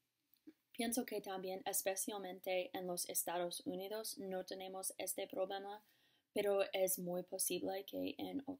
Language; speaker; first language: Spanish; non-native, learner; English